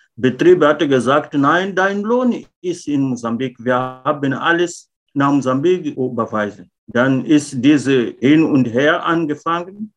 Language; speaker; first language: German; non-native, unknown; Portuguese